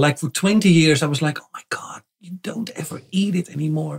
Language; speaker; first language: English; non-native, fluent; Dutch